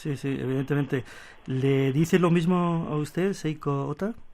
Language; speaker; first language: Spanish; native; Spanish